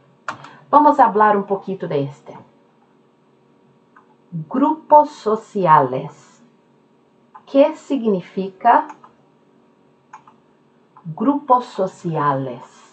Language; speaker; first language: Spanish; non-native, fluent; Norwegian